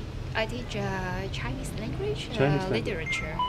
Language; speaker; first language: English; non-native, local second language; Cantonese